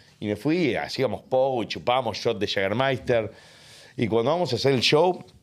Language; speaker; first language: Spanish; native; Spanish